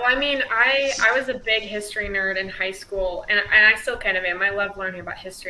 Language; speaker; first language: English; native; English